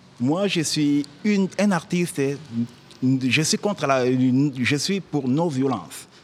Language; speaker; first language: French; non-native, local second language; Lingala